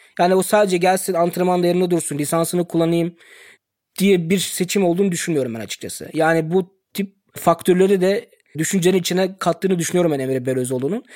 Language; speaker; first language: Turkish; early bilingual, heritage; Turkish